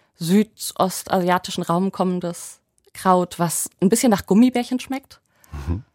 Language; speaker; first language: German; native; German